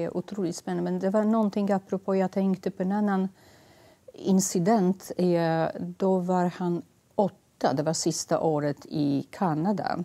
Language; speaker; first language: Swedish; non-native, fluent; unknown